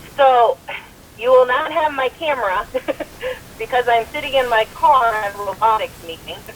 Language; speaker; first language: English; native; English